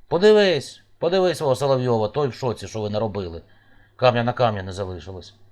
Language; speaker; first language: Ukrainian; native; Ukrainian